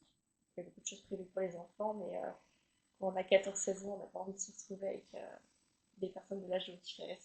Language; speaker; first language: French; native; French